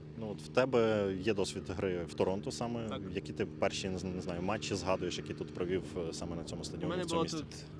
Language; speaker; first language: Ukrainian; native; Ukrainian